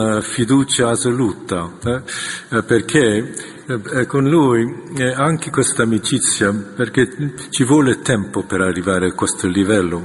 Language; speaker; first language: Italian; non-native, fluent; Korean